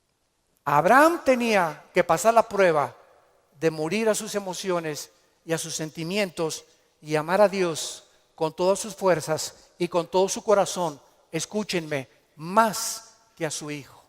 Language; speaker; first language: Spanish; native; Spanish